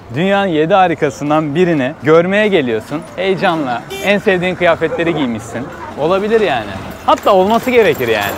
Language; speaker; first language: Turkish; native; Turkish